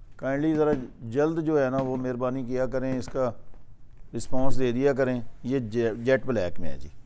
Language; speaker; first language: Urdu; non-native, local second language; Punjabi